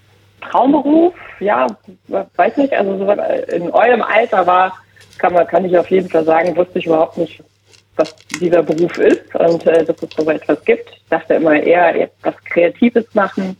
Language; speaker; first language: German; native; German